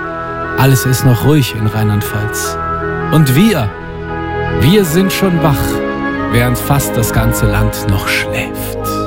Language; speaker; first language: German; native; German